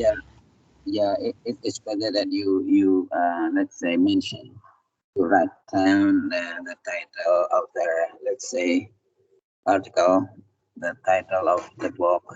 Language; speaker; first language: English; non-native, fluent; Indonesian